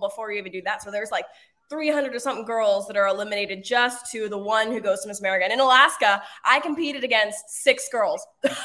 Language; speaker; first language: English; native; English